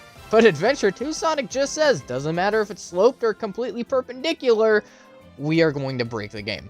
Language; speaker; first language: English; native; English